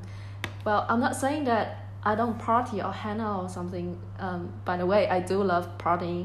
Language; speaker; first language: English; non-native, fluent; Chinese